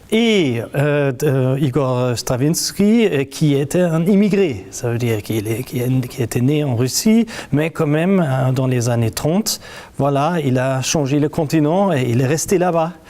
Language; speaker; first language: French; non-native, fluent; German